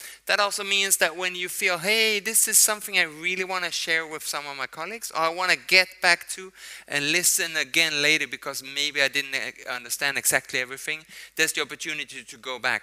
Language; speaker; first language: English; non-native, fluent; Swedish